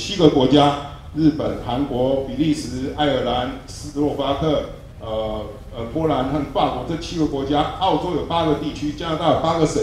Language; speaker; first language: Chinese; native; Chinese